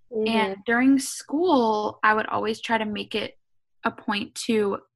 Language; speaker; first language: English; native; English